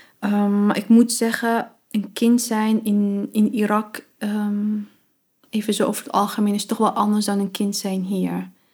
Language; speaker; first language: Dutch; early bilingual, other home language; Arabic